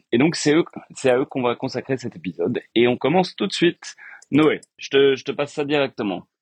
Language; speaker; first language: French; native; French